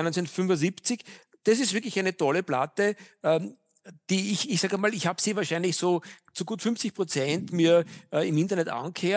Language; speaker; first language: German; native; German